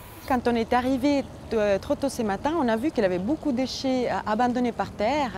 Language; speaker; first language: French; native; French